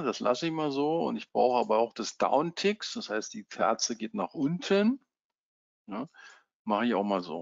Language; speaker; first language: German; native; German